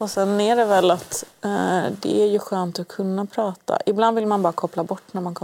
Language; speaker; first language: Swedish; early bilingual, other home language; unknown